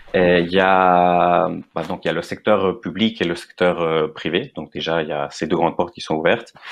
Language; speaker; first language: French; non-native, fluent; Spanish